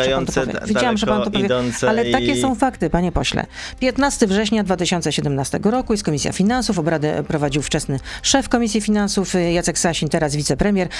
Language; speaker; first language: Polish; native; Polish